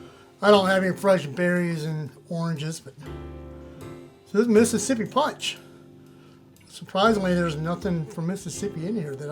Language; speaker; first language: English; native; English